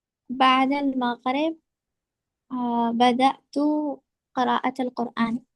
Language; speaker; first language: Arabic; non-native, learner; Urdu